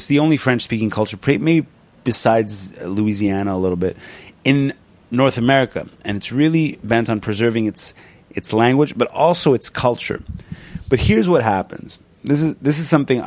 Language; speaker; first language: English; non-native, fluent; Punjabi